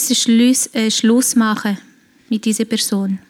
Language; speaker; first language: German; non-native, fluent; Portuguese